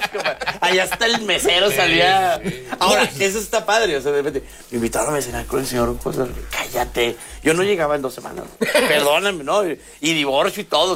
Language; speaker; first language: Spanish; native; Spanish